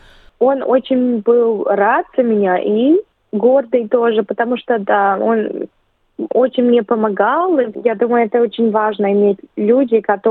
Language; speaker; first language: Russian; early bilingual, other home language; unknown